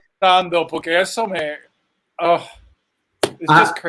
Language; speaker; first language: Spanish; early bilingual, other home language; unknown